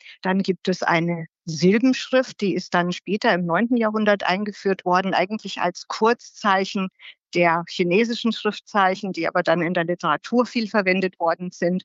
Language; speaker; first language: German; native; German